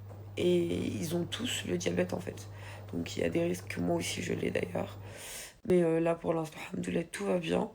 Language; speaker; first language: French; native; French